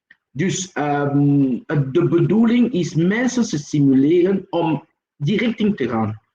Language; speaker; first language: Dutch; non-native, local second language; French